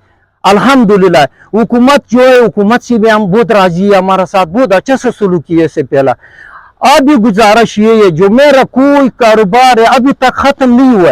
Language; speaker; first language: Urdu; non-native, learner; Pashto